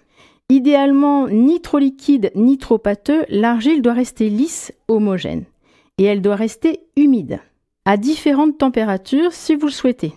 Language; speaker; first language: French; native; French